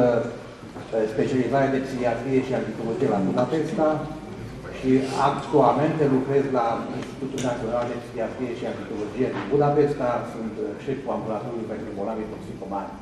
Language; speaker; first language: Romanian; non-native, fluent; Hungarian